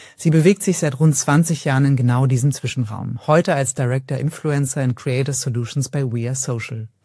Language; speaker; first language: German; native; German